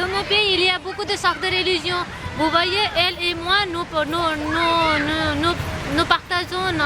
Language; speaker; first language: French; non-native, fluent; Nepali